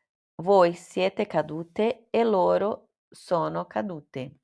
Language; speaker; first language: Italian; non-native, fluent; Portuguese